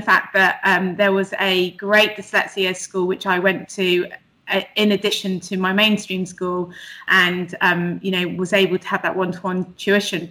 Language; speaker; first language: English; native; English